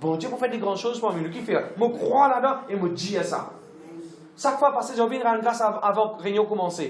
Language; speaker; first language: French; non-native, local second language; Morisyen